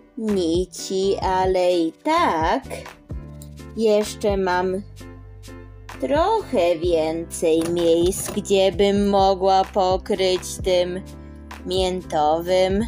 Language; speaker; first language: Polish; early bilingual, heritage; Polish